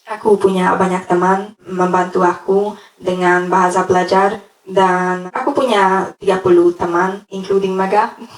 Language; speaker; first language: Indonesian; non-native, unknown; Hungarian